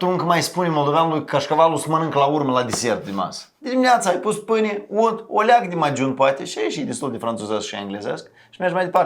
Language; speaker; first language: Romanian; native; Romanian